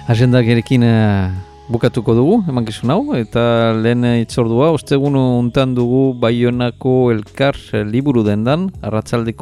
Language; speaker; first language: Basque; native; Basque